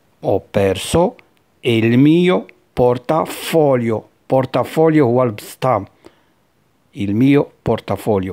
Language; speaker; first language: Italian; non-native, fluent; Arabic